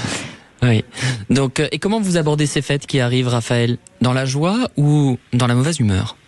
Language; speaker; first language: French; native; French